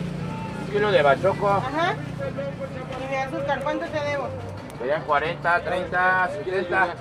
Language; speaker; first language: Spanish; native; Spanish